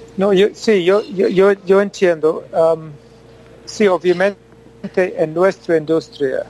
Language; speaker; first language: Spanish; non-native, fluent; English